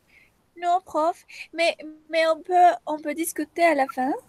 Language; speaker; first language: French; non-native, fluent; Spanish